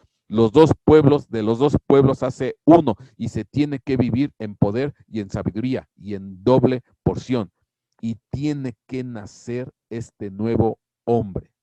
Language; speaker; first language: Spanish; native; Spanish